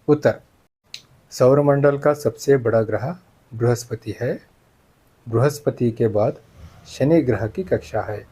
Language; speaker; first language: Hindi; non-native, local second language; Kannada